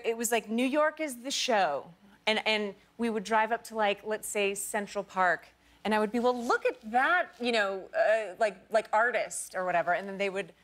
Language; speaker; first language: English; native; English